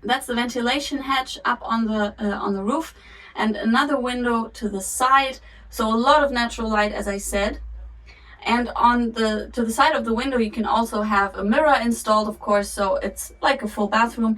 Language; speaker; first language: English; non-native, fluent; German